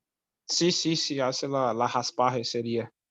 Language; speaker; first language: Spanish; non-native, learner; Portuguese